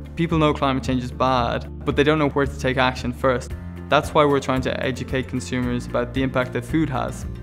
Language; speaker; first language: English; native; English